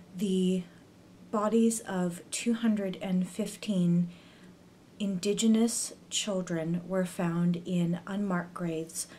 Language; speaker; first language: English; native; English